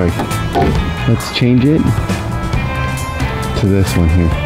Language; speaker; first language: English; native; English